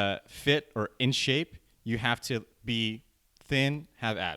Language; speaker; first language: English; native; English